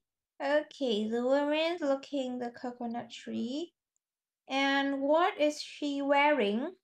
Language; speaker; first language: English; non-native, fluent; Vietnamese